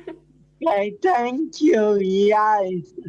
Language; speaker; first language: English; non-native, learner; Italian